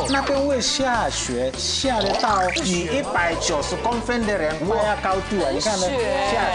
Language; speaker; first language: Chinese; non-native, learner; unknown